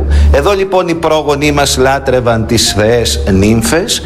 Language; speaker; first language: Greek; native; Greek